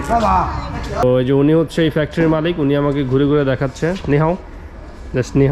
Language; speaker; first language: Chinese; non-native, learner; Bangla